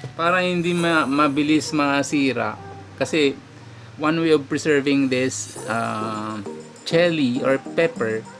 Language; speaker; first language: Filipino; non-native, local second language; Iloko